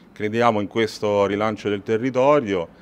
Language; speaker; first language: Italian; native; Italian